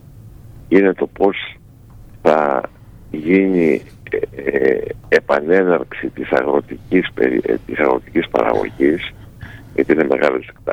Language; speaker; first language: Greek; native; Greek